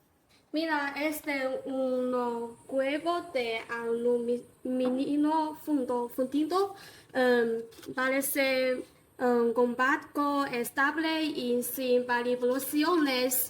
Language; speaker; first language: Spanish; non-native, learner; Chinese